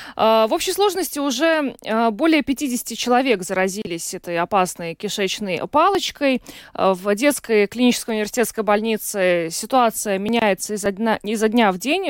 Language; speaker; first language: Russian; native; Russian